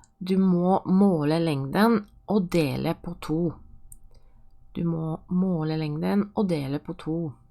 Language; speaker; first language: Norwegian; non-native, fluent; Polish